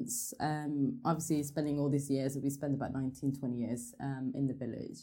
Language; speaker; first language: English; non-native, fluent; Norwegian